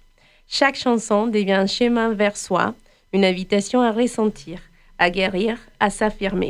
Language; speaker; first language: French; native; French